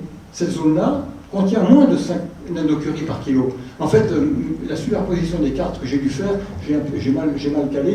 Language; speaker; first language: French; native; French